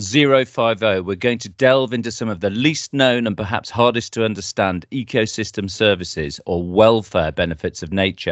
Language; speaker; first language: English; native; English